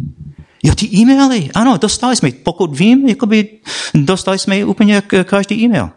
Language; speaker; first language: Czech; non-native, fluent; English